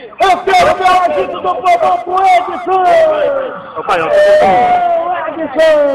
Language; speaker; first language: Portuguese; native; Portuguese